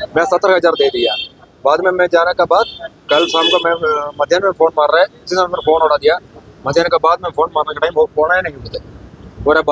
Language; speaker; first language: Hindi; non-native, local second language; Malayalam